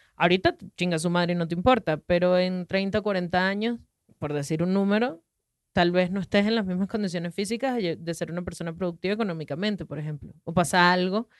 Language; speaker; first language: Spanish; native; Spanish